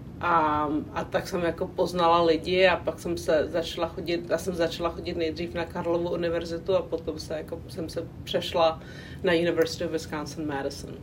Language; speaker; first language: Czech; non-native, local second language; English